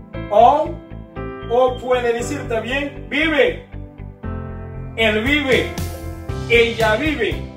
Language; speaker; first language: Spanish; non-native, fluent; Haitian Creole